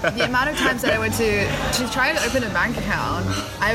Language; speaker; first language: English; early bilingual, other home language; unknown